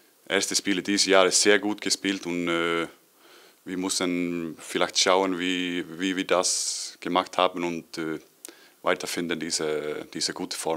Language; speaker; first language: German; non-native, learner; Icelandic